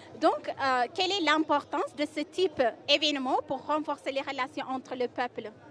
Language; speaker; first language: French; non-native, fluent; Amharic